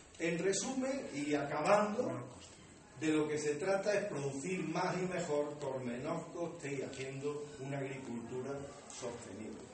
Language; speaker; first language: Spanish; native; Spanish